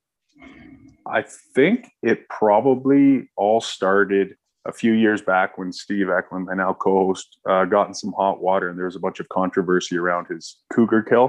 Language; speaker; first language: English; native; English